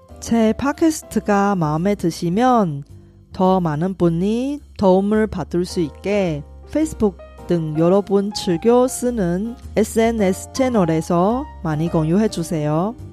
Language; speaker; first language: Korean; non-native, fluent; Chinese